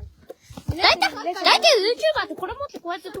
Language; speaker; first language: Japanese; native; Japanese